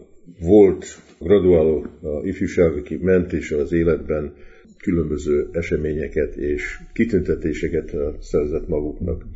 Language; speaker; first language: Hungarian; early bilingual, heritage; Hungarian